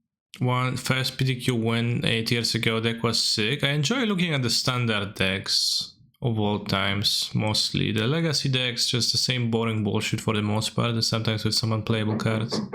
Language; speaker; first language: English; non-native, fluent; Polish